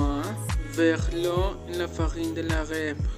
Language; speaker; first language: French; non-native, learner; Spanish